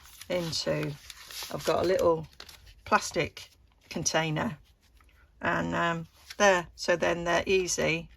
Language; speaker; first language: English; native; English